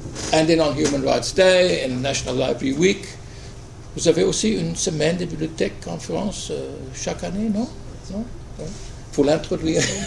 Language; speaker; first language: French; non-native, fluent; English